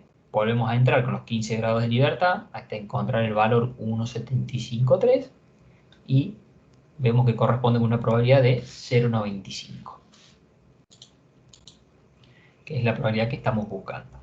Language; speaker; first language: Spanish; native; Spanish